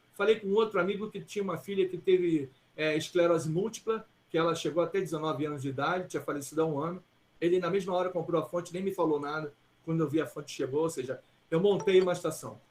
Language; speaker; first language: Portuguese; early bilingual, other home language; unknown